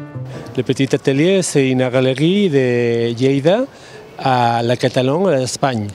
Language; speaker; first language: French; non-native, learner; Spanish